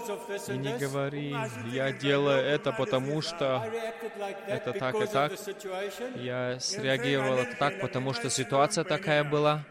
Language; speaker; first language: Russian; non-native, fluent; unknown